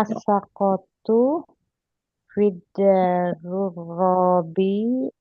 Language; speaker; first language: Arabic; non-native, learner; Indonesian